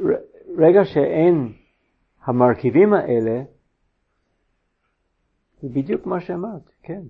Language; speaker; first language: Hebrew; non-native, fluent; English